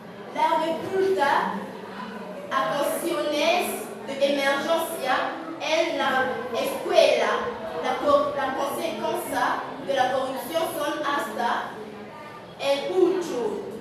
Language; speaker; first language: Spanish; non-native, learner; French